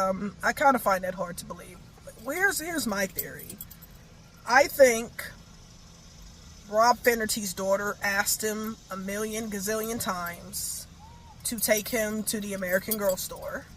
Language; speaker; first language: English; native; English